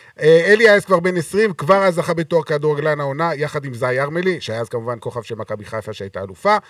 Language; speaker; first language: Hebrew; native; Hebrew